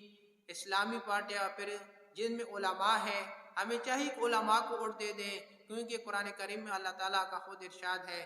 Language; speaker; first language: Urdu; non-native, local second language; Pashto